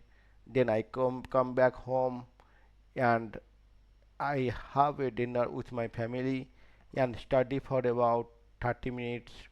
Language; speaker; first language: English; non-native, fluent; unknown